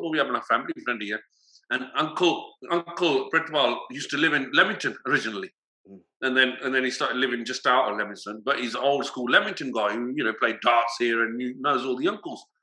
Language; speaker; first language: English; early bilingual, other home language; Punjabi